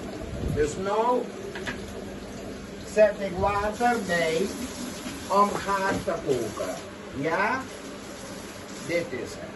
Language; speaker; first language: Dutch; non-native, local second language; Caribbean Hindustani